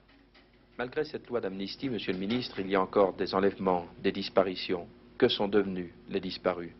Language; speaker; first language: French; native; French